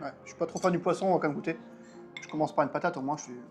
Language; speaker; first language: French; native; French